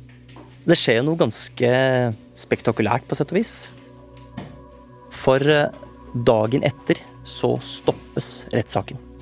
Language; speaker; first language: Norwegian; native; Norwegian